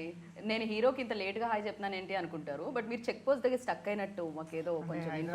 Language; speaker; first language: Telugu; native; Telugu